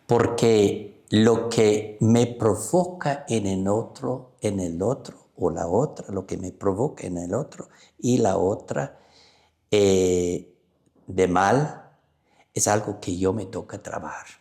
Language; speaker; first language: Spanish; non-native, fluent; English